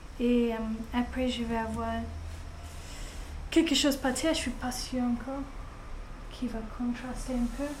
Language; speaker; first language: French; non-native, fluent; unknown